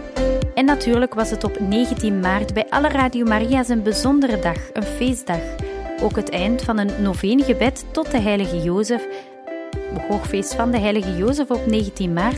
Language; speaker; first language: Dutch; native; Dutch